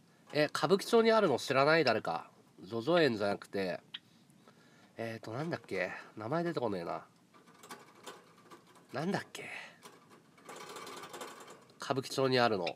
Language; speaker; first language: Japanese; native; Japanese